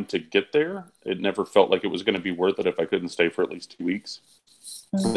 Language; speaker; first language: English; native; English